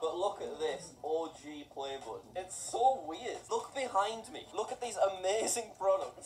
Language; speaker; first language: English; native; English